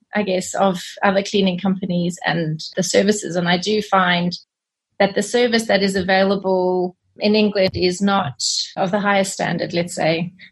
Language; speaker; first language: English; native; English